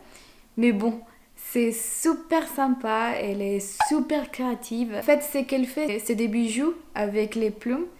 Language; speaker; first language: French; non-native, fluent; Spanish